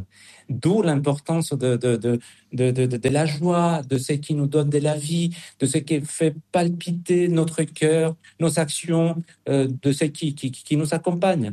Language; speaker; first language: French; non-native, fluent; Spanish